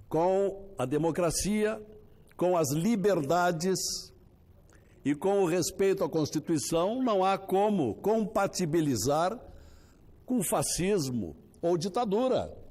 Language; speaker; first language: Portuguese; native; Portuguese